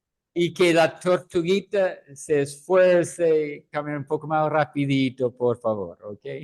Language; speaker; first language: Spanish; non-native, fluent; English